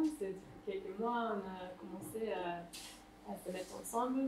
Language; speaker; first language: French; non-native, fluent; Dutch